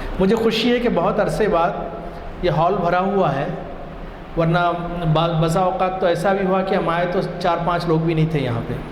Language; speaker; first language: Urdu; non-native, local second language; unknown